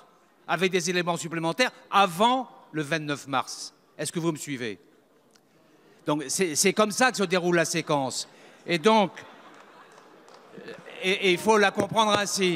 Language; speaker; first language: French; native; French